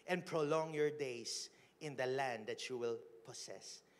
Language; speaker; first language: English; non-native, local second language; Filipino